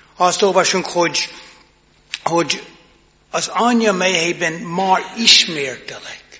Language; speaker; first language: Hungarian; non-native, learner; English